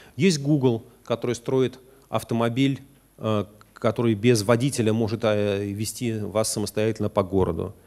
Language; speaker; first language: Russian; native; Russian